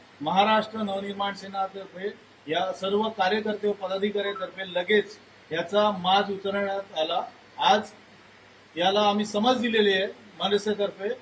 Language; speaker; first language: Marathi; native; Marathi